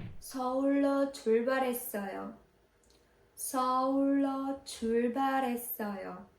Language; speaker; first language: Korean; non-native, fluent; Ukrainian